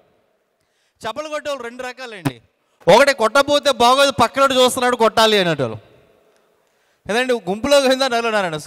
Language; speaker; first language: Telugu; native; Telugu